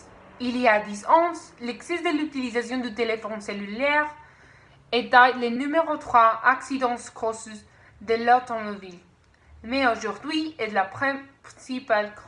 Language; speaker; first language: French; non-native, learner; Spanish